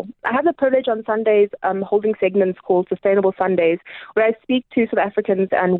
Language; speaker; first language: English; native; English